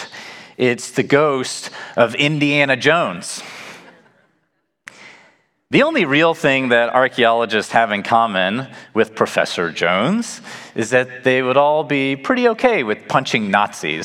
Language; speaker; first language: English; native; English